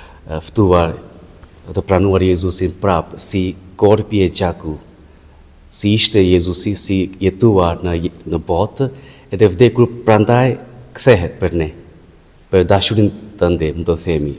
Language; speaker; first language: Albanian; non-native, fluent; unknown